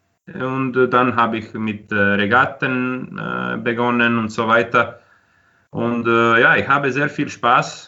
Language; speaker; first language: German; non-native, fluent; Croatian